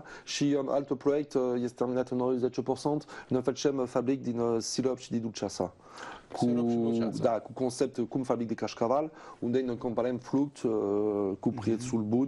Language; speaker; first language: Romanian; non-native, learner; French